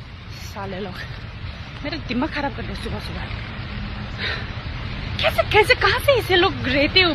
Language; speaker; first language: Hindi; non-native, local second language; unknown